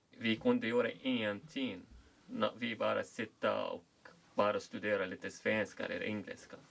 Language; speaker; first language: Swedish; non-native, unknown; Arabic